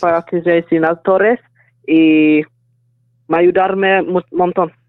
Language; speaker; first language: Spanish; non-native, learner; English